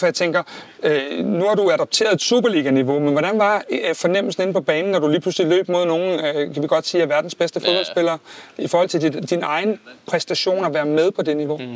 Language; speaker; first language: Danish; native; Danish